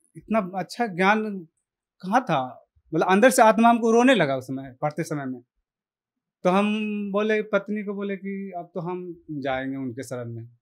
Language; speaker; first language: Hindi; native; Hindi